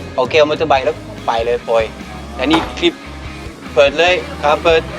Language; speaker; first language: Thai; non-native, learner; French